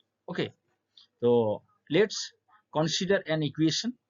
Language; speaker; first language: English; non-native, local second language; Bangla